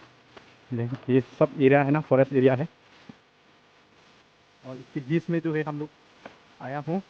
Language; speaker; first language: Hindi; non-native, local second language; Karbi